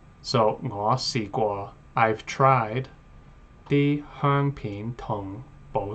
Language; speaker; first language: Cantonese; non-native, learner; English